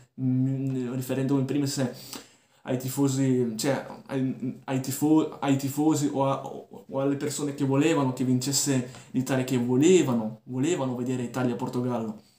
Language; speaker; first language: Italian; early bilingual, other home language; Arabic